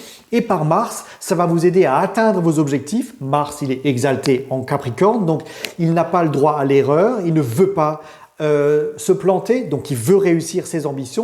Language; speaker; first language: French; native; French